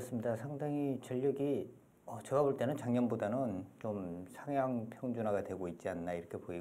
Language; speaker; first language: Korean; native; Korean